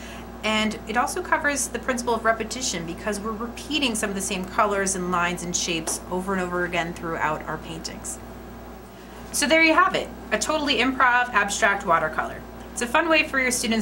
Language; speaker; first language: English; native; English